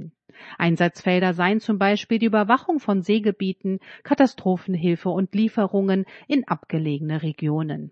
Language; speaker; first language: German; native; German